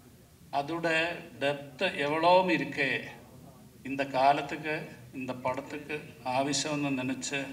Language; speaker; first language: Tamil; non-native, learner; Malayalam